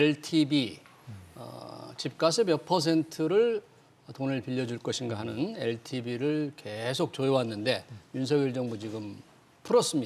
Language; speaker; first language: Korean; native; Korean